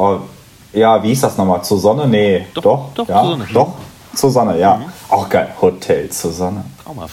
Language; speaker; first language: German; native; German